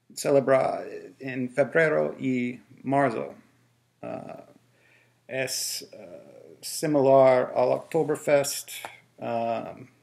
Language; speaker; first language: Spanish; non-native, learner; English